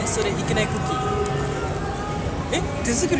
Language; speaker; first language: Japanese; native; Japanese